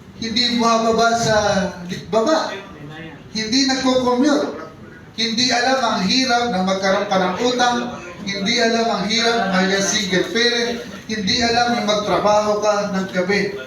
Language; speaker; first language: Filipino; native; Filipino